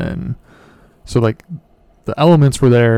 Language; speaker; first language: English; native; English